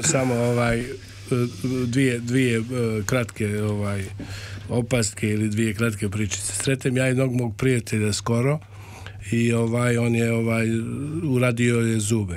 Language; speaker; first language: Serbian; native; Serbian